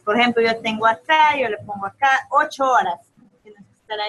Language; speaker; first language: Spanish; native; Spanish